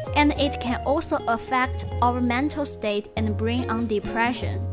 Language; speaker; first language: English; non-native, fluent; Chinese